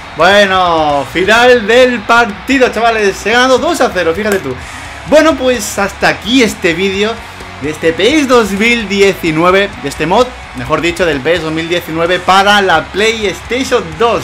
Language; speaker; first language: Spanish; native; Spanish